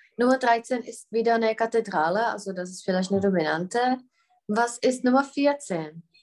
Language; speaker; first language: German; non-native, fluent; Czech